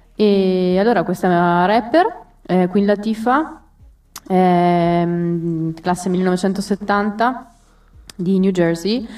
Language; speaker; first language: Italian; native; Italian